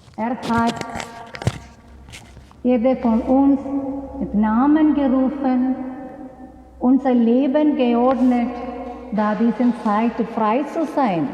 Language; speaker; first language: German; non-native, learner; Malayalam